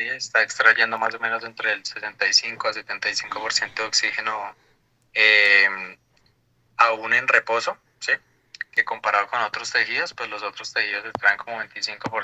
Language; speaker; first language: Spanish; native; Spanish